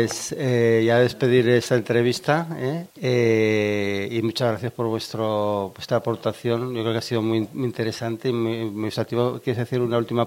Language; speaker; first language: Spanish; native; Spanish